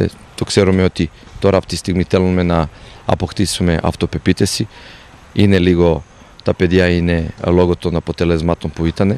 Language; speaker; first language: Greek; non-native, fluent; Serbian